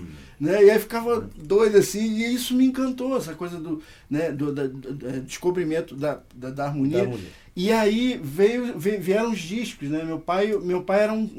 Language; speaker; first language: Portuguese; native; Portuguese